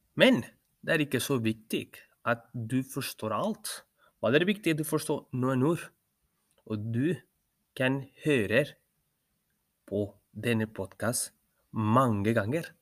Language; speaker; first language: Norwegian; non-native, fluent; Spanish